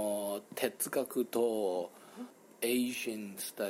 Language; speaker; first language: Japanese; non-native, learner; Chinese